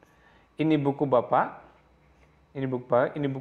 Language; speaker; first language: Indonesian; non-native, local second language; Javanese